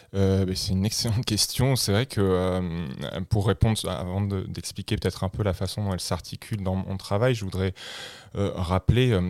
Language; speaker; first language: French; native; French